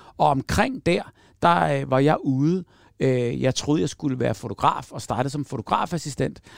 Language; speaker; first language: Danish; native; Danish